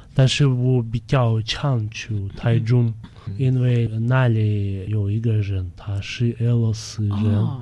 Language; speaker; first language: Chinese; non-native, fluent; Russian